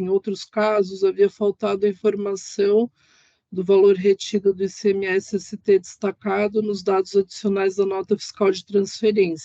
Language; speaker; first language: Portuguese; native; Portuguese